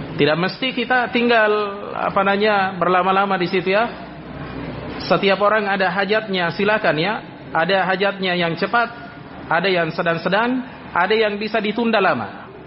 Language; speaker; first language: Indonesian; native; Indonesian